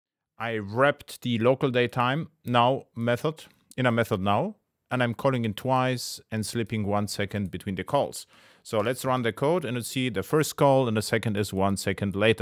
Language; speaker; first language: English; non-native, fluent; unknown